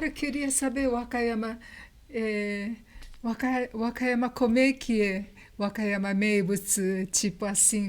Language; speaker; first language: Portuguese; non-native, learner; Japanese